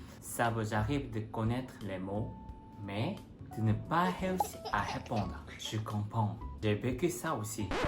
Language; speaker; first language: French; non-native, fluent; Korean